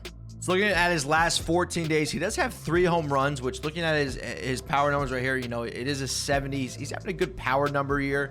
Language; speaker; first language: English; native; English